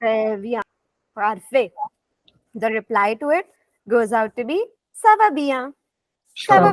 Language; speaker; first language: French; non-native, fluent; Hindi